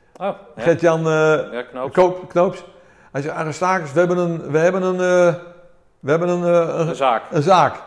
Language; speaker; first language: Dutch; early bilingual, other home language; Armenian